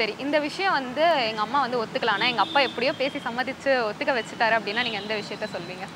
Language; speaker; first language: Tamil; native; Tamil